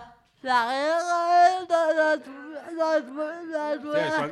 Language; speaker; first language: Spanish; non-native, learner; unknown